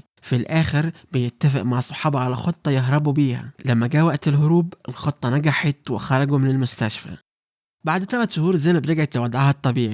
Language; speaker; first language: Arabic; native; Arabic